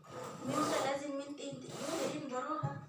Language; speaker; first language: Arabic; non-native, learner; Bangla